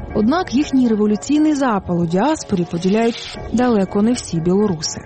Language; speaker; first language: Ukrainian; native; Ukrainian